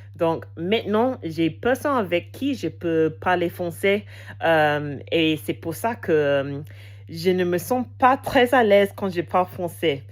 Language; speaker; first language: French; non-native, fluent; English